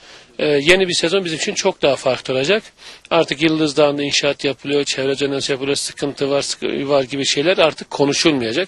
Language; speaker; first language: Turkish; native; Turkish